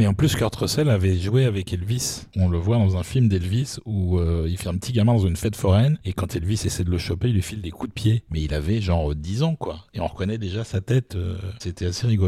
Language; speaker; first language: French; native; French